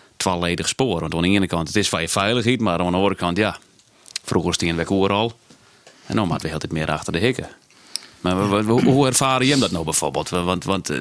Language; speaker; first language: Dutch; non-native, local second language; Western Frisian